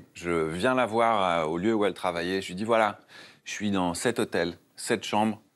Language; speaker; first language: French; native; French